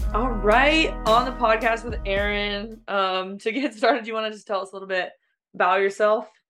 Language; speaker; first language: English; native; English